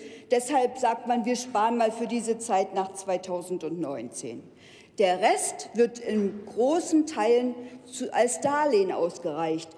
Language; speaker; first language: German; native; German